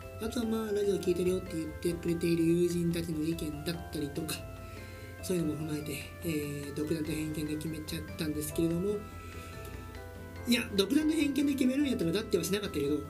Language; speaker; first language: Japanese; native; Japanese